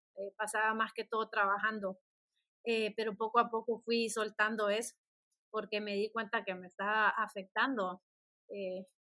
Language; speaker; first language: Spanish; native; Spanish